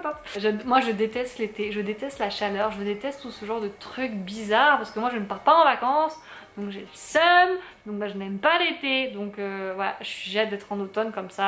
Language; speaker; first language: French; native; French